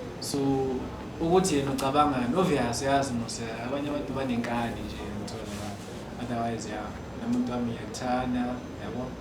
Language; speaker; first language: Zulu; non-native, local second language; Xhosa